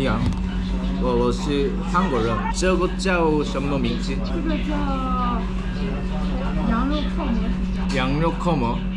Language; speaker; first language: Chinese; non-native, learner; Korean